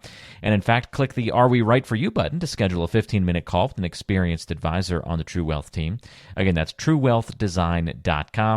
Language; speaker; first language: English; native; English